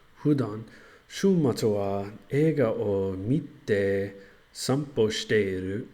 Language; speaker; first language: Japanese; non-native, learner; English